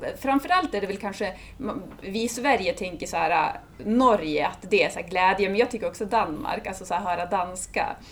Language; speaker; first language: Swedish; native; Swedish